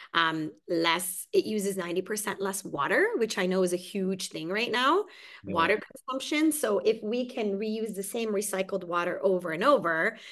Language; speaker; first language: English; early bilingual, other home language; Hungarian